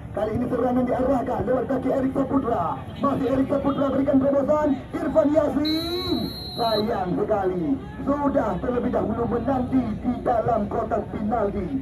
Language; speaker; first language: Indonesian; non-native, local second language; Achinese